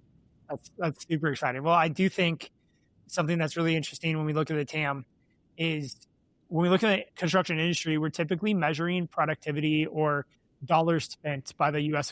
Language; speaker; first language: English; native; English